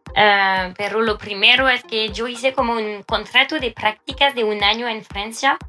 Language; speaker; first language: Spanish; non-native, fluent; French